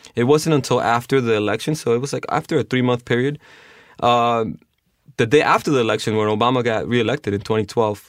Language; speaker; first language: English; early bilingual, other home language; Spanish